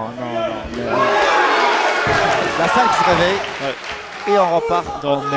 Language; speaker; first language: French; native; French